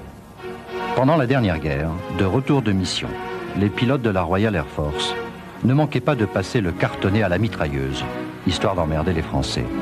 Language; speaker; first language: French; native; French